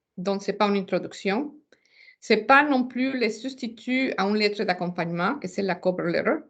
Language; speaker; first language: French; non-native, fluent; Spanish